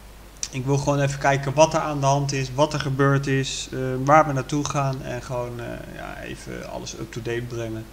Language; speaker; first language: Dutch; native; Dutch